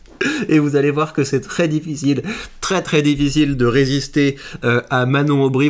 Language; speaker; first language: French; native; French